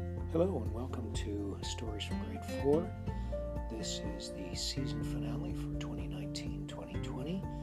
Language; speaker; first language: English; native; English